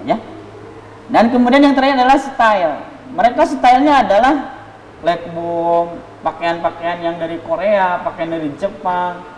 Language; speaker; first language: Indonesian; native; Indonesian